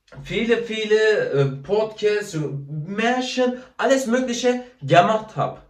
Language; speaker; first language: German; non-native, learner; Turkish